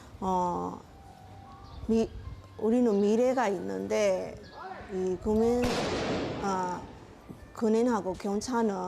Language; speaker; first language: Korean; non-native, learner; Burmese